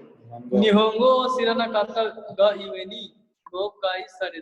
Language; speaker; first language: Japanese; non-native, fluent; Hindi